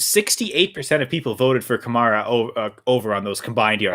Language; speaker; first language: English; native; English